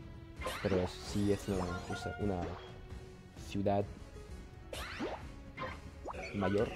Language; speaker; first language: Spanish; non-native, learner; French